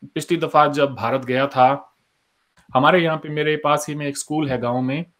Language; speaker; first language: Hindi; native; Hindi